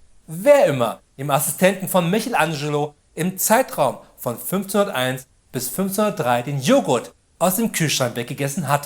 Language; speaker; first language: German; native; German